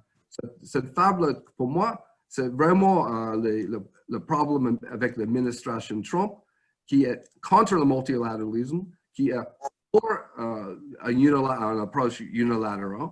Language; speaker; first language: French; non-native, fluent; English